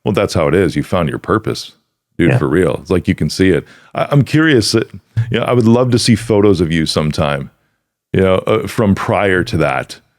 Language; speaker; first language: English; native; English